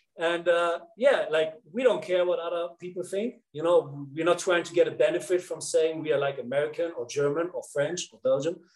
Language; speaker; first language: English; non-native, fluent; Dutch